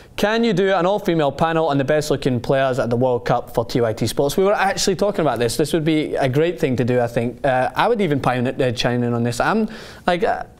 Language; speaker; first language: English; native; English